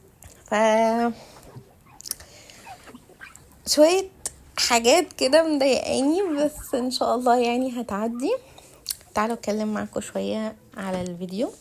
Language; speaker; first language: Arabic; native; Arabic